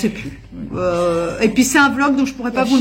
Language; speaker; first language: French; native; French